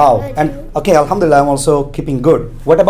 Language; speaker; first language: English; non-native, fluent; Bangla